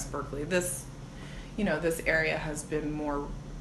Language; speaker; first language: English; native; English